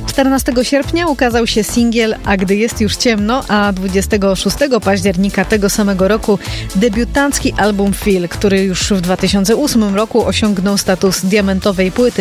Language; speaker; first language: Polish; native; Polish